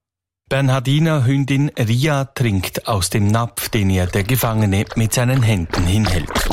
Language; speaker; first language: German; native; German